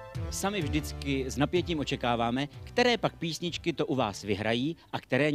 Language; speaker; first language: Czech; native; Czech